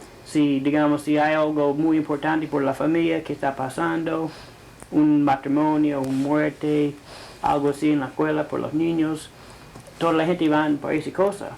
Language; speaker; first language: Spanish; non-native, fluent; English